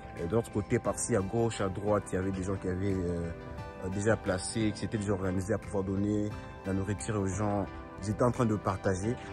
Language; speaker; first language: French; non-native, local second language; Swahili